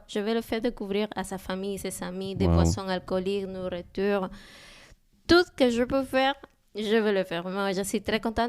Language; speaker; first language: French; non-native, learner; Spanish